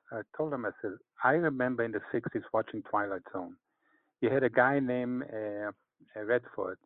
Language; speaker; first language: English; non-native, fluent; Hebrew